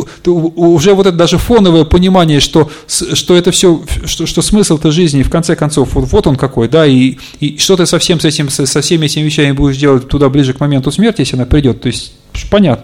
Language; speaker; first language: Russian; native; Russian